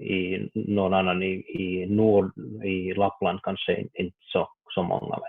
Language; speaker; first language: Swedish; non-native, learner; Finnish